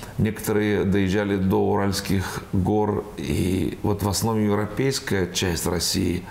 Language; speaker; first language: Russian; native; Russian